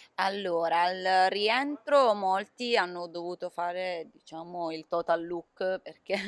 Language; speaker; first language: Italian; native; Italian